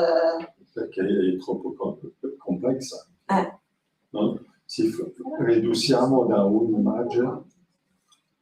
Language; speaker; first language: Italian; non-native, learner; French